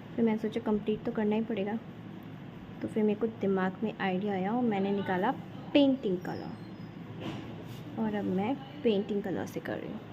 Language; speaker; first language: Hindi; native; Hindi